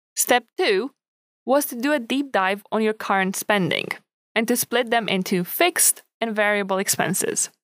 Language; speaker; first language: English; non-native, fluent; Romanian